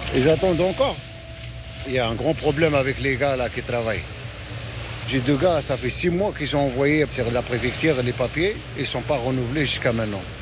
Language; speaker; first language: French; native; French